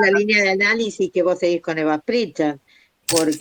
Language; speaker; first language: Spanish; native; Spanish